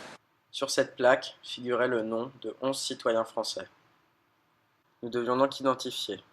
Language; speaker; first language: French; native; French